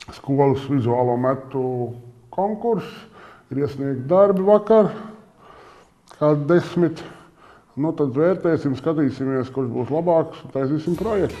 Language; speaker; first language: Latvian; native; Latvian